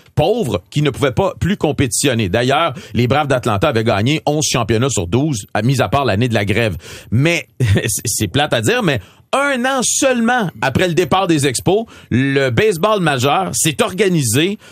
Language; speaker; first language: French; native; French